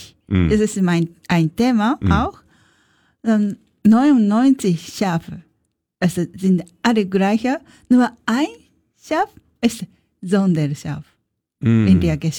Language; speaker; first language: German; non-native, learner; Japanese